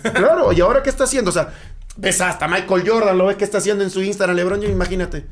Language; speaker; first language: Spanish; native; Spanish